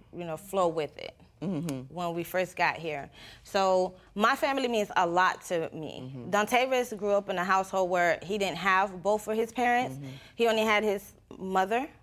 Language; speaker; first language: English; non-native, fluent; Spanish